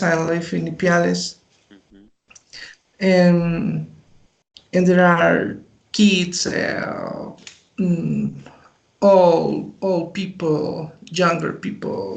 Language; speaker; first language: English; non-native, learner; Spanish